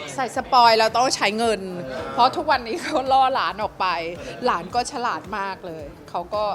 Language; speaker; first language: Thai; native; Thai